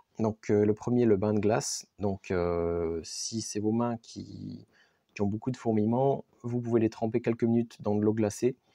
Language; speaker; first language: French; native; French